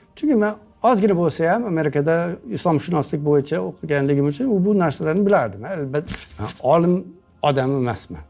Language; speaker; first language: Uzbek; non-native, fluent; English